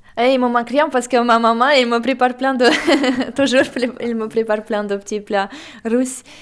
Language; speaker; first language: French; non-native, fluent; Russian